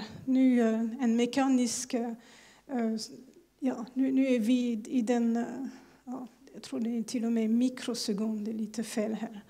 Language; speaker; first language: Swedish; non-native, fluent; French